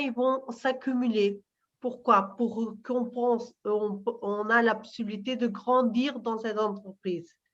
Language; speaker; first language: French; non-native, fluent; Portuguese